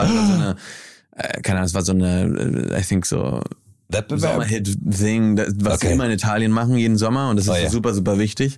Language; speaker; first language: German; early bilingual, heritage; German